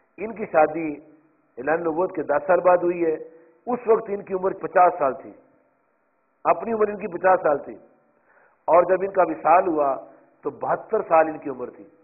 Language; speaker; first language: Urdu; non-native, local second language; Punjabi